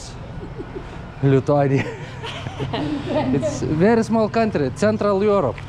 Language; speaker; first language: English; non-native, learner; Lithuanian